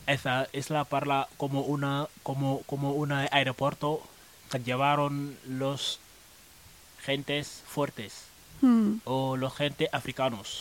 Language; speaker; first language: Spanish; non-native, learner; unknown